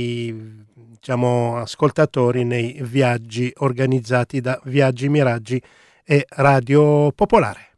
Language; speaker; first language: Italian; native; Italian